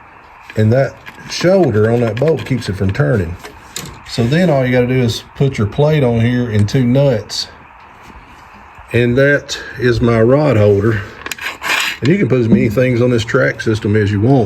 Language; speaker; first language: English; native; English